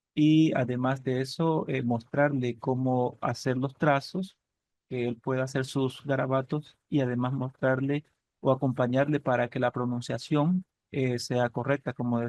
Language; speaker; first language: Spanish; native; Spanish